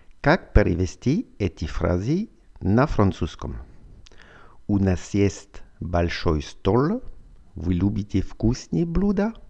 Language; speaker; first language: Russian; non-native, fluent; French